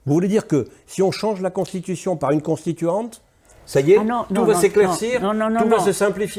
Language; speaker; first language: French; native; French